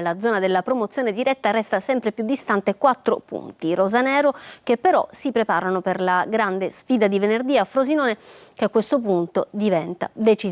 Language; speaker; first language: Italian; native; Italian